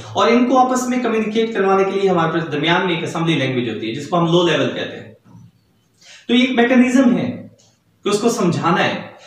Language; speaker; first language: Urdu; native; Urdu